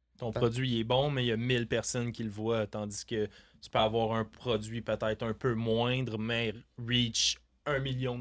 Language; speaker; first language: French; native; French